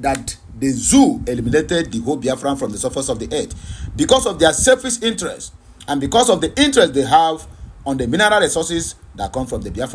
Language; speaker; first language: English; non-native, local second language; Igbo